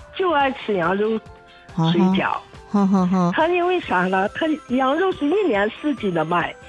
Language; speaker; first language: Chinese; native; Chinese